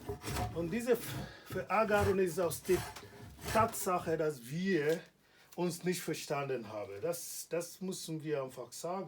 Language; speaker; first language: German; non-native, learner; Igbo